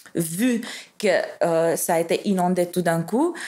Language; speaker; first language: French; non-native, fluent; Romanian